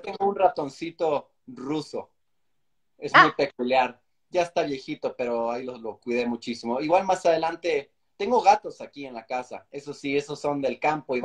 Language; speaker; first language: Spanish; native; Spanish